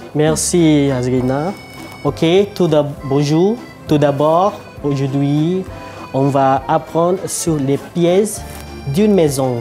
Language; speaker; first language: French; non-native, fluent; Malay